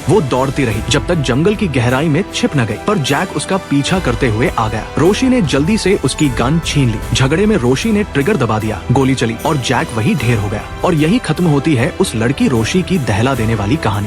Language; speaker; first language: Hindi; native; Hindi